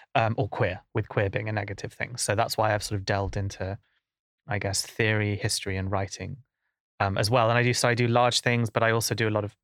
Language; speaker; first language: English; native; English